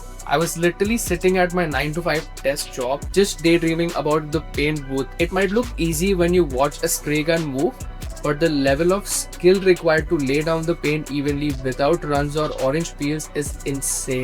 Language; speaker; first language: English; non-native, local second language; Hindi